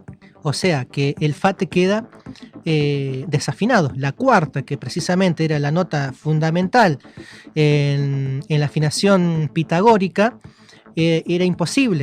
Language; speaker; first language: Spanish; native; Spanish